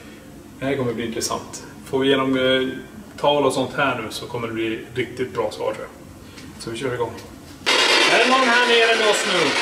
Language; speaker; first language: Swedish; native; Swedish